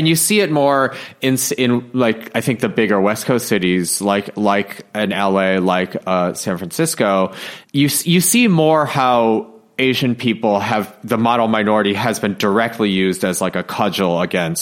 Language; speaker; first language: English; native; English